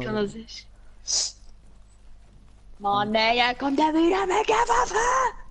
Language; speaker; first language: German; non-native, local second language; Luxembourgish